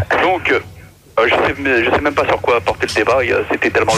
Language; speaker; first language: French; native; French